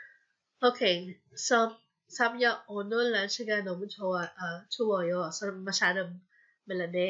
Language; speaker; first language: Korean; non-native, fluent; Filipino